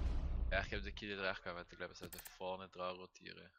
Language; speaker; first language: German; native; German